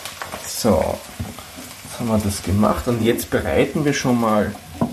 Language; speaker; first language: German; native; German